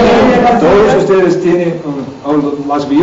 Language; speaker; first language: Spanish; non-native, learner; English